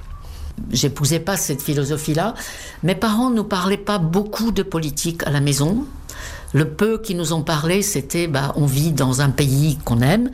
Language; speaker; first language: French; non-native, fluent; Czech